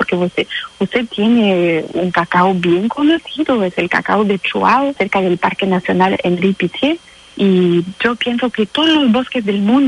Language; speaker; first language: Spanish; non-native, fluent; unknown